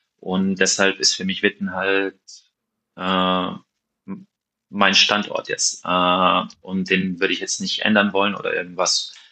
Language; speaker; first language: German; non-native, fluent; Slovenian